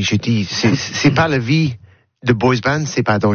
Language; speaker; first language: French; non-native, learner; English